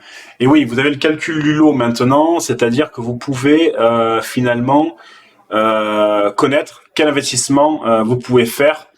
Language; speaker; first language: French; native; French